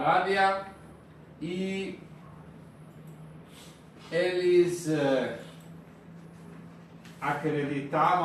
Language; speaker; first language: Portuguese; non-native, fluent; Persian